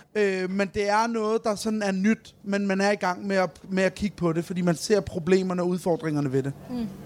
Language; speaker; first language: Danish; early bilingual, other home language; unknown